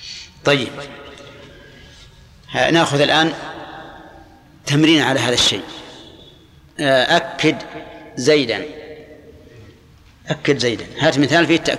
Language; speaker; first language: Arabic; native; Arabic